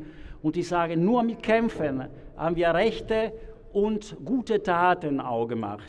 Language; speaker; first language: German; non-native, fluent; Italian